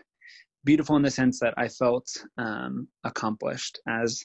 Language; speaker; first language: English; native; English